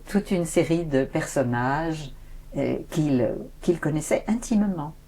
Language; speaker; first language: French; native; French